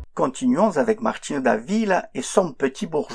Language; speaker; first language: French; native; French